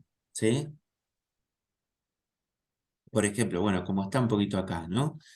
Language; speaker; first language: Spanish; native; Spanish